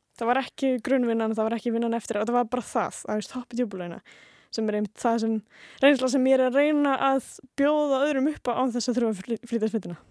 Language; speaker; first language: Icelandic; non-native, fluent; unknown